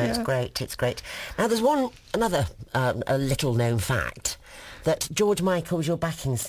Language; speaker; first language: English; native; English